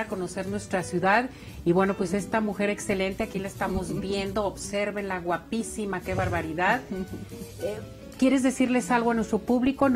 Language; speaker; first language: Spanish; native; Spanish